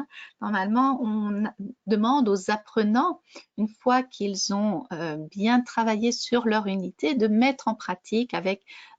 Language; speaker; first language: French; native; French